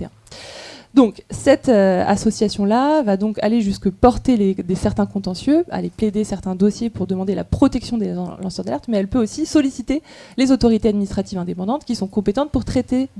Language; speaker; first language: French; native; French